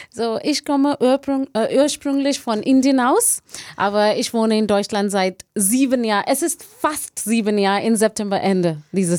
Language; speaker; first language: German; non-native, learner; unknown